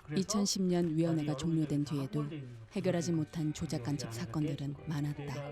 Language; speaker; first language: Korean; native; Korean